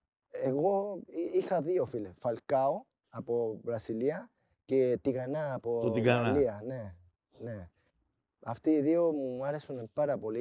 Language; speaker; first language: Greek; non-native, fluent; Spanish